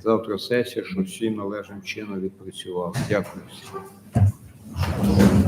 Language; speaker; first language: Ukrainian; native; Ukrainian